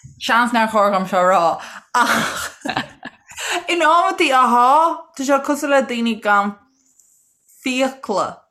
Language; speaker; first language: Irish; native; Irish